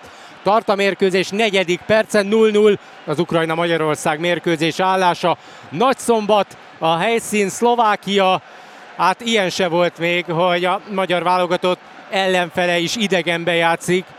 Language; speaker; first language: Hungarian; native; Hungarian